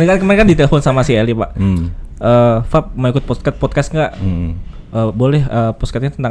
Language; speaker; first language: Indonesian; native; Indonesian